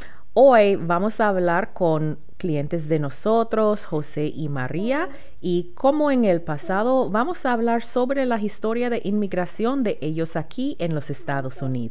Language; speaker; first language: Spanish; non-native, learner; English